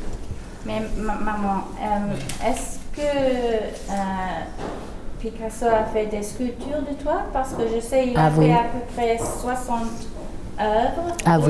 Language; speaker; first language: French; early bilingual, heritage; English